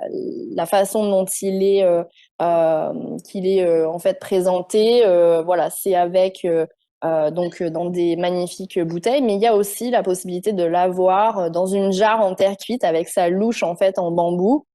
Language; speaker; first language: French; native; French